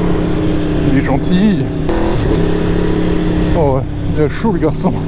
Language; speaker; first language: French; native; French